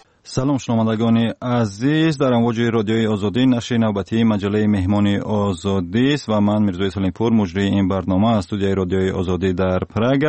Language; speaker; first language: Tajik; native; Tajik